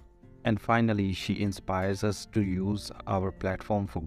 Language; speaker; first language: English; non-native, local second language; Punjabi